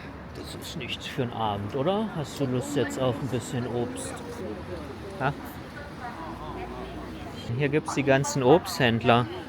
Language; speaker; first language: German; early bilingual, other home language; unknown